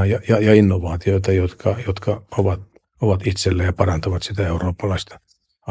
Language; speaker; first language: Finnish; native; Finnish